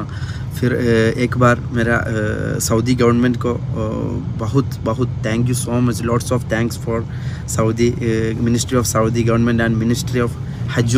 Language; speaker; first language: Hindi; non-native, local second language; Malayalam